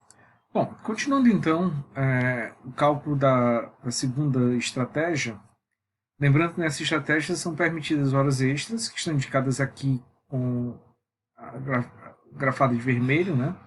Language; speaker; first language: Portuguese; native; Portuguese